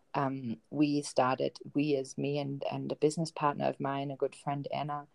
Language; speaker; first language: English; non-native, fluent; German